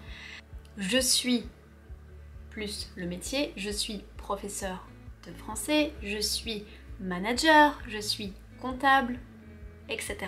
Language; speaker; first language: French; native; French